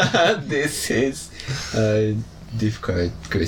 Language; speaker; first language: English; non-native, learner; Japanese